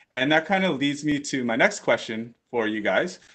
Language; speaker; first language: English; native; English